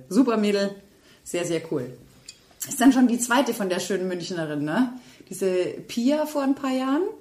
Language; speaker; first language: German; native; German